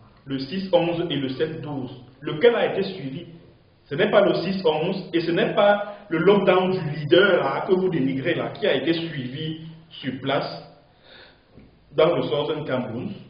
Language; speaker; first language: French; native; French